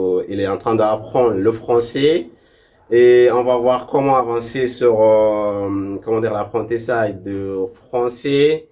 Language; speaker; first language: French; non-native, local second language; Arabic